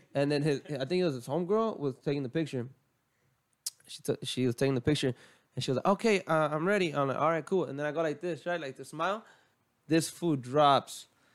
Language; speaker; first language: English; early bilingual, other home language; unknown